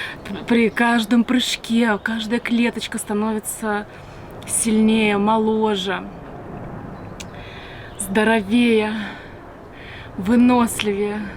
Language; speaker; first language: Russian; native; Russian